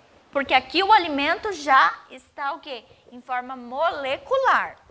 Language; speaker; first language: Portuguese; native; Portuguese